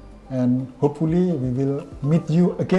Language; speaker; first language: English; non-native, fluent; Indonesian